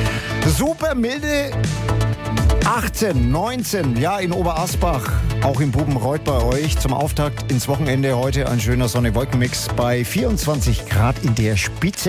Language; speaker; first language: German; native; German